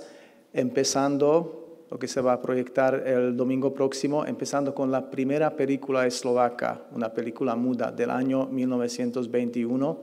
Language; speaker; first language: Spanish; non-native, fluent; Slovak